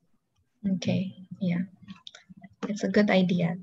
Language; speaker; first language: English; non-native, local second language; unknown